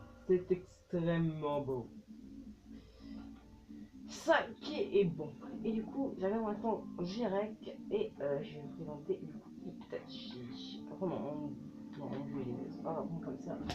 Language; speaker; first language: French; native; French